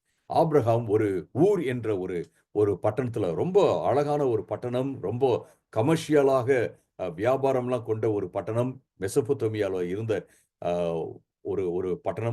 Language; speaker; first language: Tamil; native; Tamil